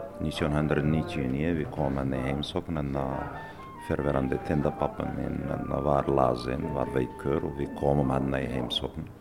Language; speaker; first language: Icelandic; non-native, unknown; Arabic